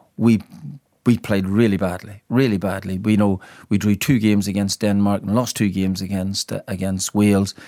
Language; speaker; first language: English; native; English